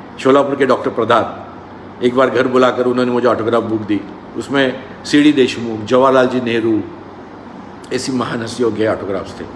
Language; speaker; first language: Hindi; non-native, local second language; Marathi